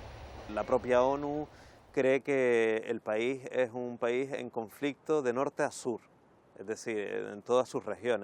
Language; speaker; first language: Spanish; native; Spanish